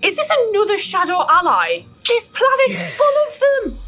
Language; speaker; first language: English; native; English